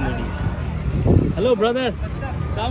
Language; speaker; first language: English; non-native, learner; Bangla